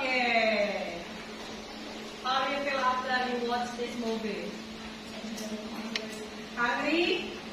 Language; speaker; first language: English; non-native, fluent; Indonesian